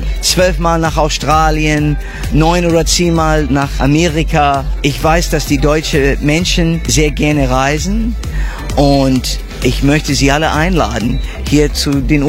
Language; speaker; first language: German; non-native, fluent; English